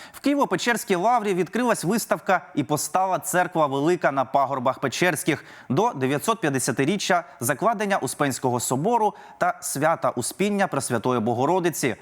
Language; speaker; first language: Ukrainian; native; Ukrainian